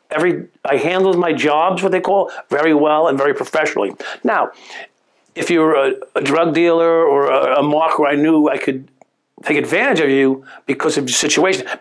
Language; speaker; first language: English; native; English